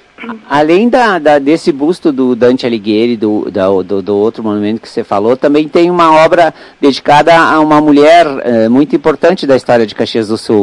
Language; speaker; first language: Portuguese; native; Portuguese